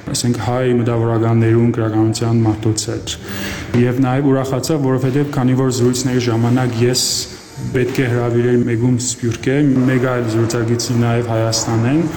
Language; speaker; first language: Armenian; early bilingual, heritage; Armenian